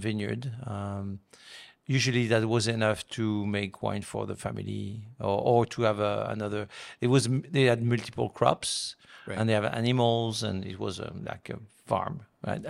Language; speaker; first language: English; non-native, fluent; French